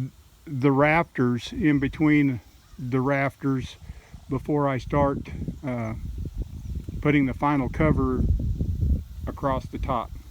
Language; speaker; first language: English; native; English